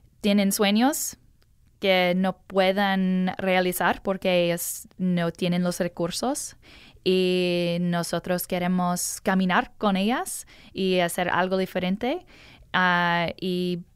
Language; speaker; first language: Spanish; non-native, learner; English